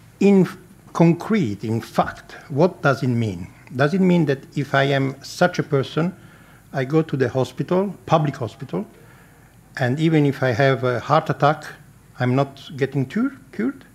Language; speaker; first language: English; non-native, fluent; Italian